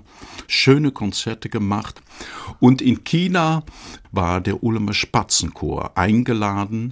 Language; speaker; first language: German; non-native, fluent; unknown